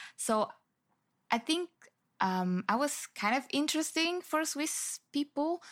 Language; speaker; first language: English; non-native, fluent; Swiss German